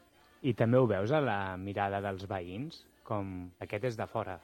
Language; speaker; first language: Catalan; native; Catalan